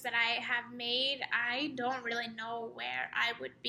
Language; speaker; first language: English; non-native, fluent; Estonian